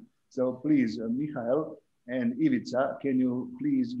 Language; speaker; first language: English; non-native, fluent; Croatian